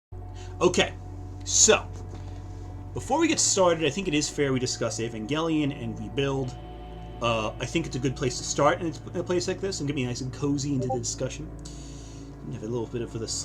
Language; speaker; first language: English; native; English